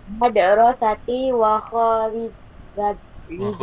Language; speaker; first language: Arabic; non-native, learner; Malay